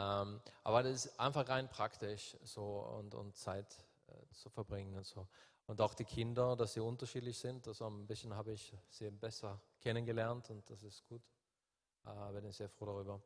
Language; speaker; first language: German; non-native, fluent; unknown